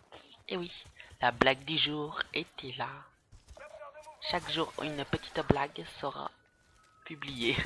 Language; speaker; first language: French; native; French